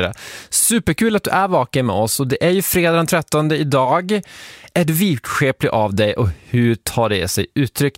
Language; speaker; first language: Swedish; native; Swedish